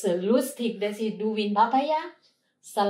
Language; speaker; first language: German; non-native, learner; Thai